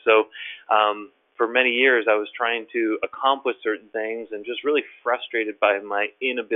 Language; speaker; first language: English; native; English